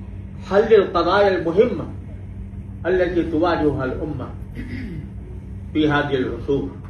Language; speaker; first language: Arabic; non-native, fluent; Urdu